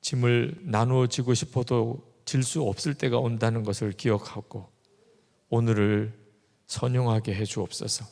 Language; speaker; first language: Korean; native; Korean